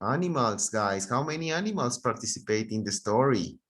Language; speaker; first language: English; non-native, fluent; Spanish